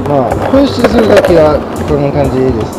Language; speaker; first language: Japanese; non-native, fluent; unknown